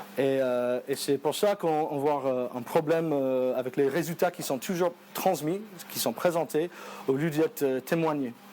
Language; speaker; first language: French; non-native, fluent; English